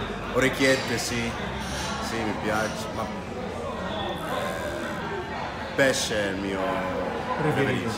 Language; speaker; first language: Italian; non-native, learner; Dutch